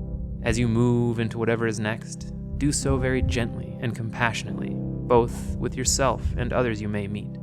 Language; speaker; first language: English; native; English